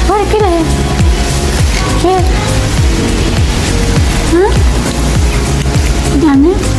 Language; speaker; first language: Korean; non-native, learner; Filipino